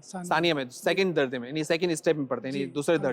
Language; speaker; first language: Urdu; native; Urdu